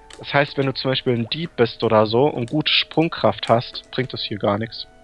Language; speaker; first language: German; native; German